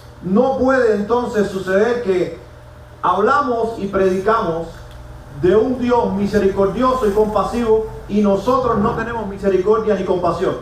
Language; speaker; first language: Spanish; native; Spanish